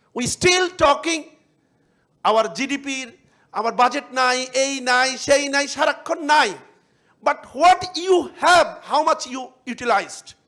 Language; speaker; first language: English; non-native, local second language; Bangla